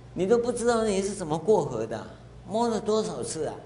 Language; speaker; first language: Chinese; native; Chinese